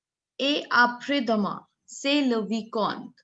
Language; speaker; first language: French; non-native, fluent; Hindi